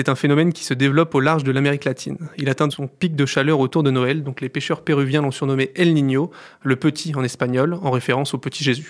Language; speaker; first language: French; native; French